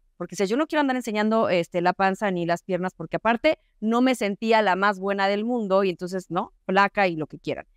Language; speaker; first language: Spanish; native; Spanish